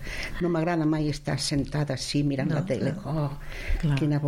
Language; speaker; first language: Catalan; non-native, local second language; Spanish